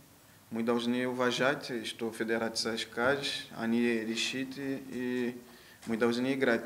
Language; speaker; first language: Russian; non-native, learner; Portuguese